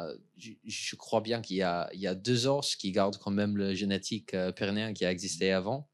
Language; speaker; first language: French; non-native, fluent; English